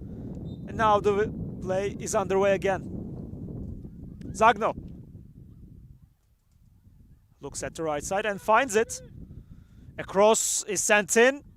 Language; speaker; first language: English; non-native, fluent; Turkish